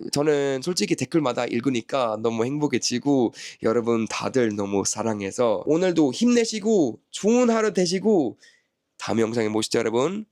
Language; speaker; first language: Korean; non-native, fluent; Swedish